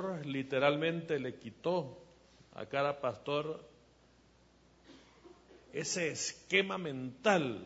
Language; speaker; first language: Spanish; native; Spanish